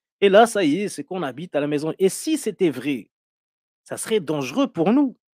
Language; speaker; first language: French; non-native, local second language; Arabic